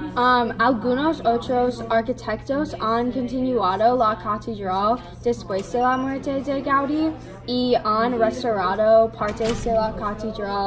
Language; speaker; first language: Spanish; non-native, learner; English